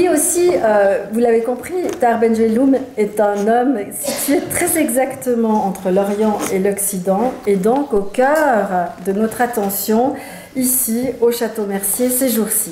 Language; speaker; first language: French; native; French